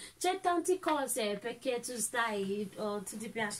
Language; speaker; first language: Italian; non-native, learner; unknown